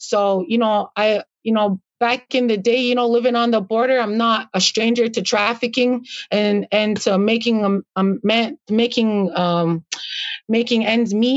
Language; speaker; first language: English; native; English